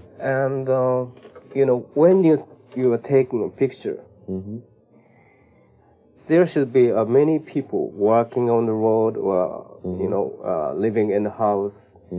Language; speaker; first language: English; non-native, learner; Japanese